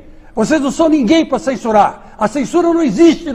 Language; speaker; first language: Portuguese; native; Portuguese